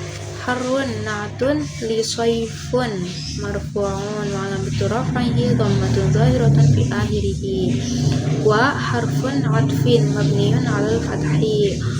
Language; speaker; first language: Arabic; non-native, learner; Indonesian